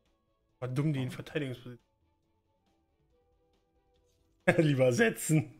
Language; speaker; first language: German; native; German